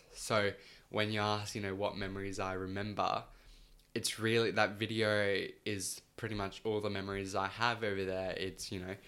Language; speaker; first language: English; early bilingual, other home language; Spanish